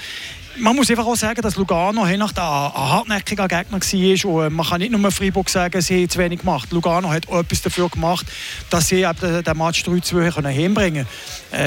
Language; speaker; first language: German; native; German